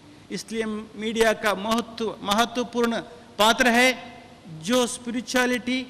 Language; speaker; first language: Hindi; non-native, local second language; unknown